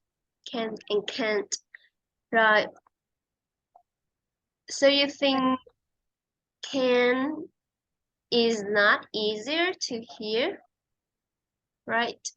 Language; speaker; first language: English; non-native, fluent; Vietnamese